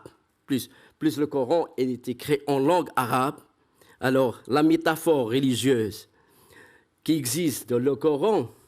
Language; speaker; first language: French; non-native, fluent; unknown